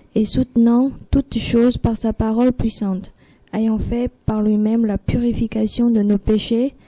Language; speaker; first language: French; non-native, fluent; Vietnamese